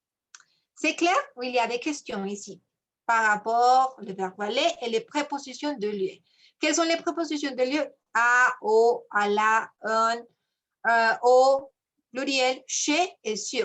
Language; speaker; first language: French; non-native, fluent; Spanish